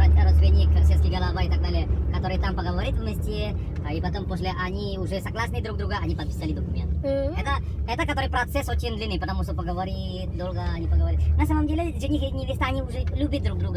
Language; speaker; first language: Russian; non-native, learner; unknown